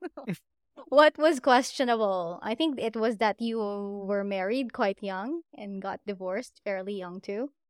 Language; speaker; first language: English; non-native, local second language; Filipino